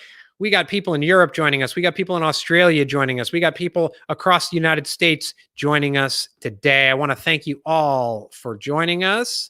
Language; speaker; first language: English; native; English